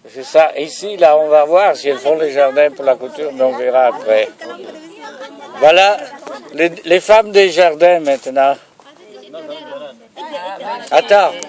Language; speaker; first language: French; non-native, fluent; Italian